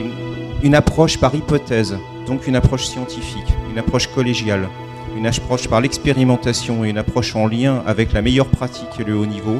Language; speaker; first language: French; native; French